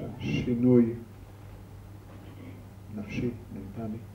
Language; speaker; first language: Hebrew; native; Hebrew